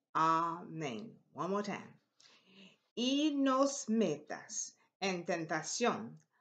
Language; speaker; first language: Spanish; non-native, learner; English